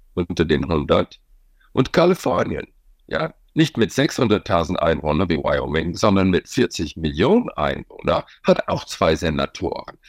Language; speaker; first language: German; non-native, fluent; English